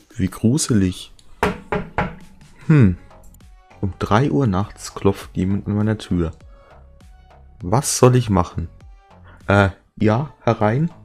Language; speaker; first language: German; native; German